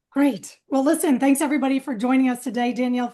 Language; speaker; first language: English; native; English